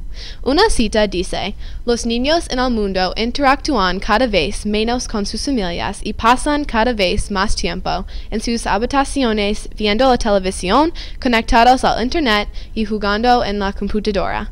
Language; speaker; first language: Spanish; non-native, learner; English